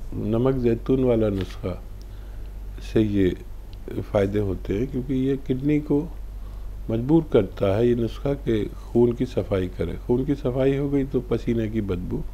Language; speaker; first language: Hindi; native; Hindi